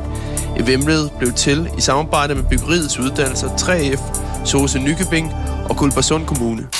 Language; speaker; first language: Danish; native; Danish